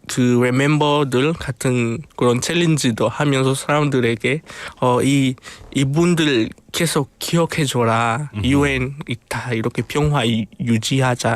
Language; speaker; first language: Korean; non-native, fluent; Spanish